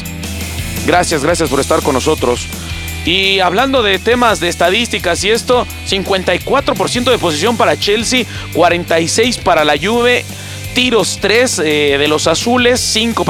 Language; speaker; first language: Spanish; native; Spanish